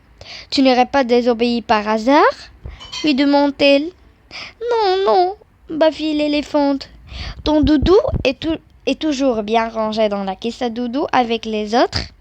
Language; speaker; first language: French; non-native, local second language; Arabic